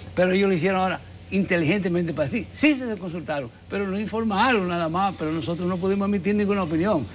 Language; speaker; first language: Spanish; native; Spanish